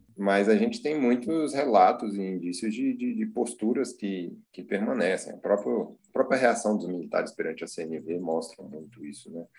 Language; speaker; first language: Portuguese; native; Portuguese